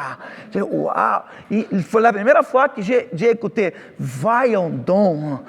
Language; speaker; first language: French; non-native, fluent; Portuguese